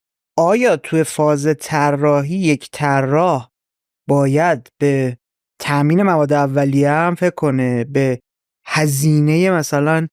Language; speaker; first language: Persian; native; Persian